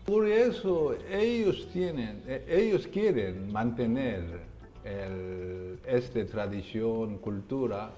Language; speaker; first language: Spanish; non-native, learner; Korean